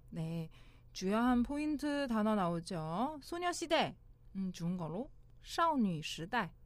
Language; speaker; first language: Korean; non-native, local second language; Chinese